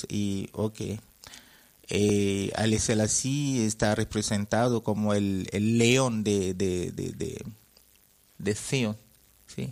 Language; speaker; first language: Spanish; non-native, fluent; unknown